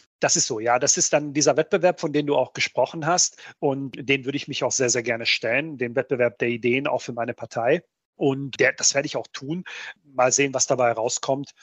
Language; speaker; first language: German; early bilingual, other home language; Bosnian